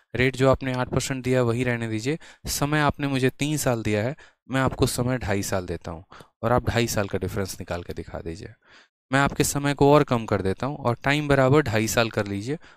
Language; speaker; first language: Hindi; native; Hindi